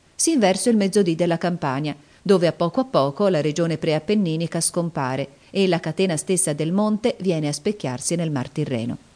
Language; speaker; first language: Italian; native; Italian